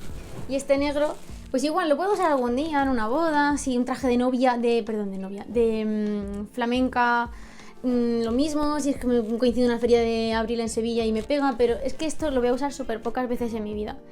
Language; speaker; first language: Spanish; native; Spanish